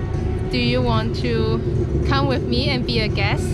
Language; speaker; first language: English; non-native, fluent; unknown